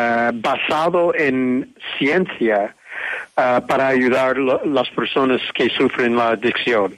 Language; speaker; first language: Spanish; non-native, fluent; English